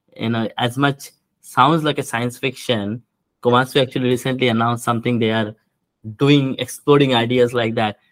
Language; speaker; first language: English; non-native, local second language; Bangla